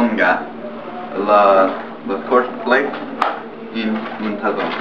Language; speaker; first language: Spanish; non-native, learner; English